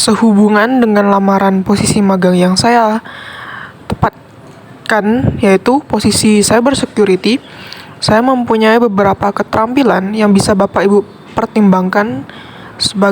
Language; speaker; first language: Indonesian; native; Indonesian